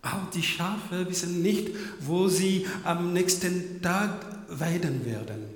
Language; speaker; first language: German; non-native, fluent; French